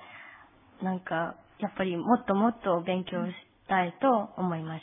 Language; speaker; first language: Japanese; non-native, fluent; English